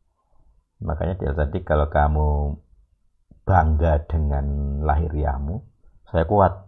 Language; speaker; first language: Indonesian; native; Indonesian